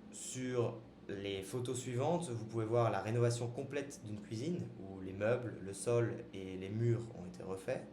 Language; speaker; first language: French; native; French